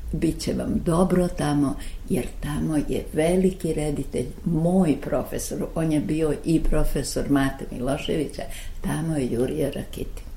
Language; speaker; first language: Serbian; native; Serbian